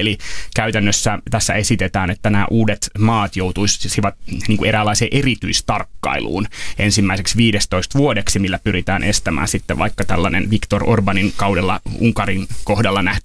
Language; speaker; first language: Finnish; native; Finnish